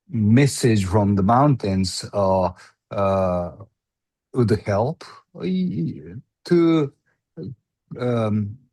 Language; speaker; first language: English; non-native, learner; Japanese